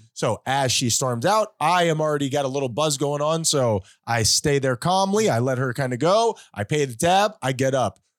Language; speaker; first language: English; native; English